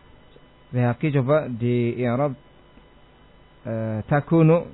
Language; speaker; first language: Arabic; non-native, fluent; Indonesian